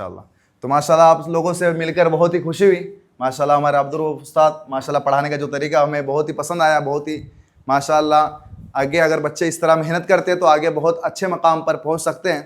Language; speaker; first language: Hindi; native; Hindi